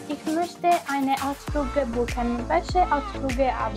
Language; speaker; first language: German; non-native, learner; Italian